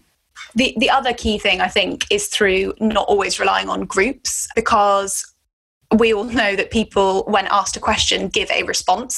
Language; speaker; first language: English; native; English